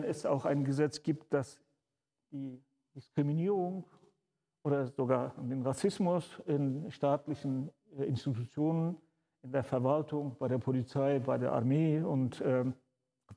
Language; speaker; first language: German; early bilingual, other home language; Turkish